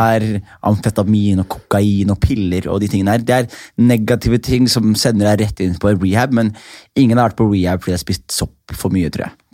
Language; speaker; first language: Norwegian; early bilingual, other home language; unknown